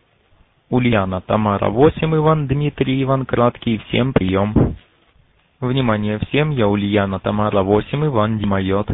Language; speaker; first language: Russian; native; Russian